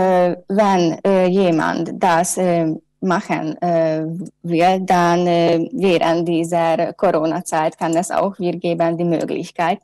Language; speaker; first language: German; non-native, learner; Hungarian